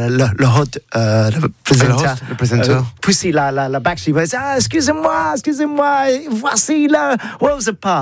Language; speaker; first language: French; non-native, learner; English